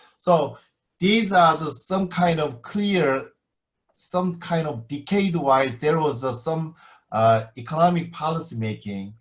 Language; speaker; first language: English; non-native, fluent; Korean